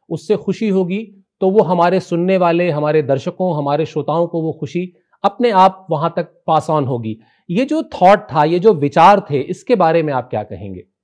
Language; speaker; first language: Hindi; native; Hindi